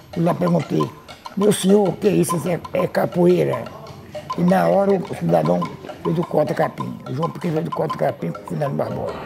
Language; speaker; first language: Portuguese; native; Portuguese